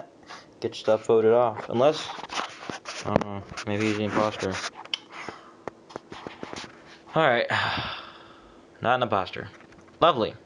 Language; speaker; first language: English; native; English